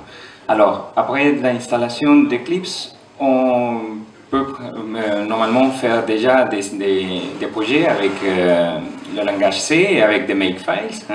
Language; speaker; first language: French; non-native, fluent; German